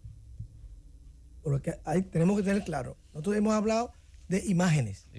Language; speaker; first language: Spanish; native; Spanish